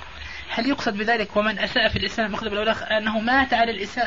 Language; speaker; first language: Arabic; native; Arabic